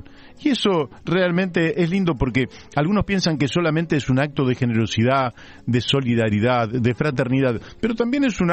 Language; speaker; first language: Spanish; native; Spanish